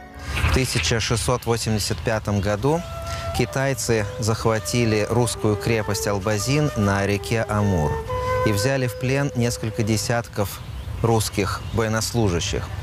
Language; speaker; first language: Russian; native; Russian